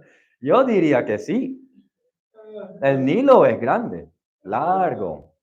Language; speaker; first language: Spanish; non-native, fluent; English